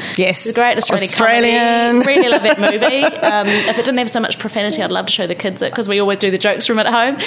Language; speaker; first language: English; native; English